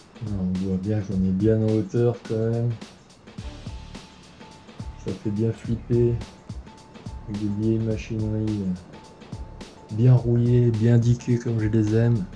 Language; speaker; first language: French; native; French